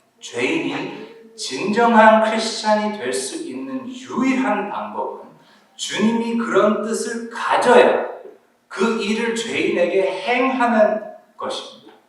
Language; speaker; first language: Korean; early bilingual, heritage; Korean